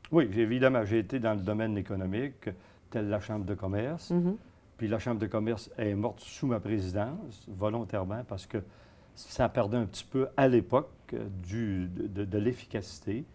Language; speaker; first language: French; native; French